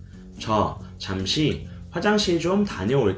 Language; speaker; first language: Korean; native; Korean